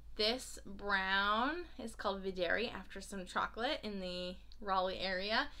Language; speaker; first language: English; native; English